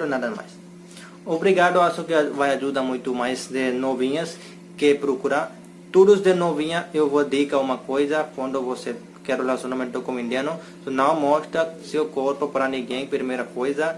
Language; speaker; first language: Portuguese; non-native, learner; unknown